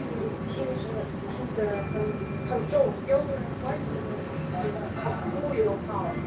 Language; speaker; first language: Chinese; non-native, learner; Russian